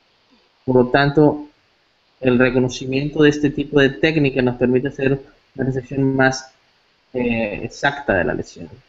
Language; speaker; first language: Spanish; native; Spanish